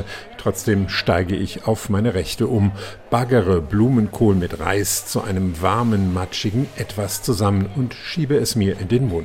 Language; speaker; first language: German; native; German